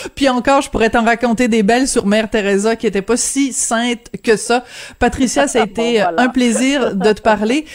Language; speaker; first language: French; native; French